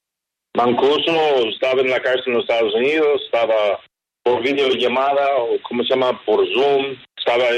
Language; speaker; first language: Spanish; non-native, fluent; English